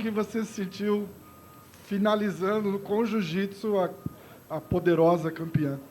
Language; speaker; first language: Portuguese; native; Portuguese